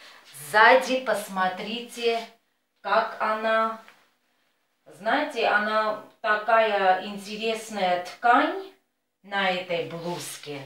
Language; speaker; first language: Russian; non-native, fluent; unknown